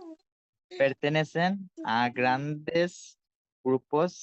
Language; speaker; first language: Spanish; non-native, learner; Bangla